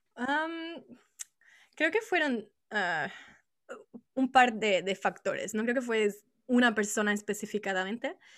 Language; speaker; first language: Spanish; non-native, fluent; Italian